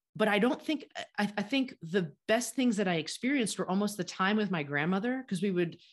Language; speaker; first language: English; native; English